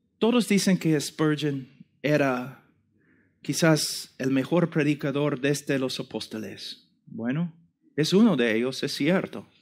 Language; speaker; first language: Spanish; non-native, fluent; English